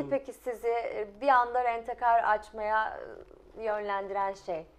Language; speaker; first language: Turkish; native; Turkish